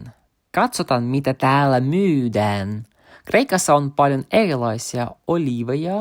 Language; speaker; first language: Finnish; non-native, learner; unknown